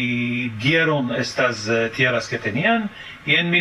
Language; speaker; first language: Spanish; early bilingual, heritage; French